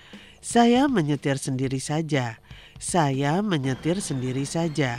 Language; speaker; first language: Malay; non-native, fluent; Chinese